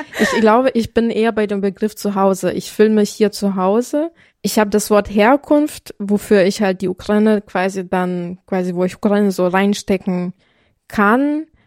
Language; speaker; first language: German; non-native, fluent; Ukrainian